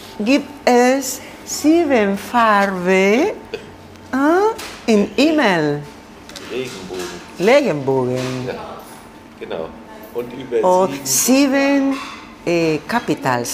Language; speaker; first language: German; non-native, learner; Spanish